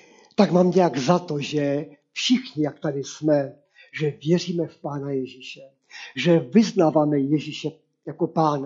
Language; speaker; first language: Czech; non-native, local second language; Polish